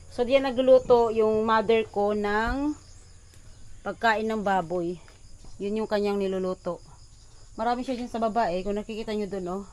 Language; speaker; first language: Filipino; non-native, local second language; Iloko